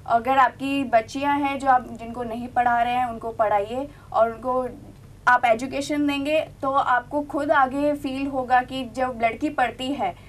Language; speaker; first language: Hindi; non-native, local second language; Gujarati